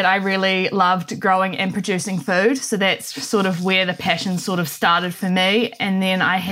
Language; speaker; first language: English; native; English